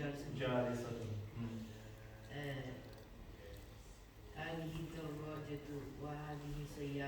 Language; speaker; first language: Arabic; non-native, learner; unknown